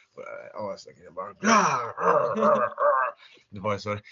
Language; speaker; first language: Swedish; non-native, fluent; Spanish